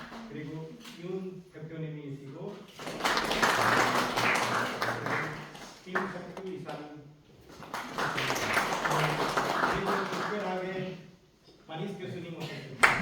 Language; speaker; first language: Korean; non-native, fluent; Hindi